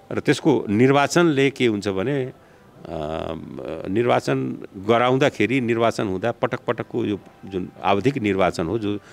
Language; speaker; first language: Nepali; non-native, local second language; Bhojpuri